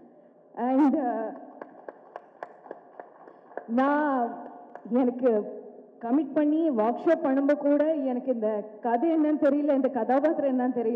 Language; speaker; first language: Tamil; non-native, local second language; Malayalam